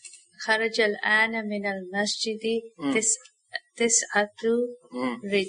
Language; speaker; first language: Arabic; non-native, learner; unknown